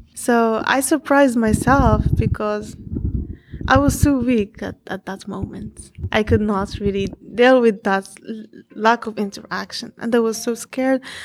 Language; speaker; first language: English; non-native, fluent; Arabic